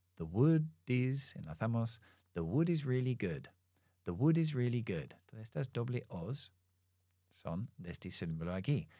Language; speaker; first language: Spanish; non-native, fluent; English